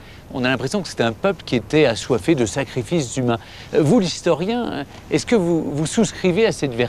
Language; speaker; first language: French; native; French